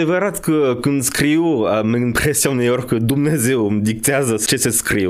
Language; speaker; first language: Romanian; non-native, fluent; French